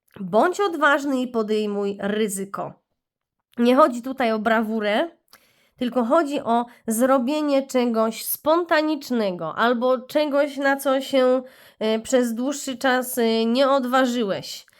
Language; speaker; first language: Polish; native; Polish